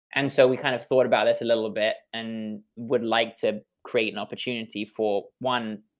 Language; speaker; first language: English; native; English